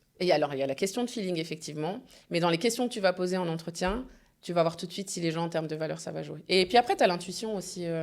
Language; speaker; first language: French; early bilingual, other home language; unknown